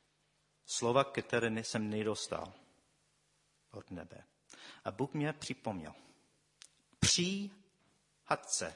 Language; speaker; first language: Czech; non-native, fluent; English